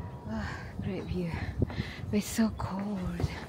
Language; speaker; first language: English; non-native, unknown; Japanese